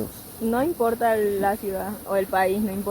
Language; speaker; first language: Spanish; native; Spanish